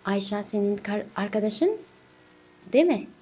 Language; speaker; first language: Turkish; non-native, fluent; Kazakh